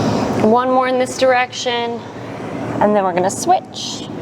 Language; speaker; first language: English; native; English